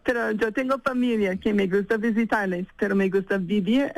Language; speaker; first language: Spanish; non-native, fluent; English